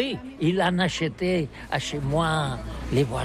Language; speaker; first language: French; non-native, learner; Catalan